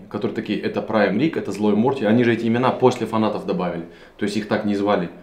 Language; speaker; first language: Russian; native; Russian